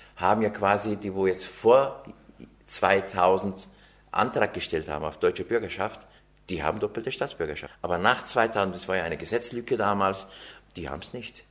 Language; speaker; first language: German; early bilingual, other home language; Turkish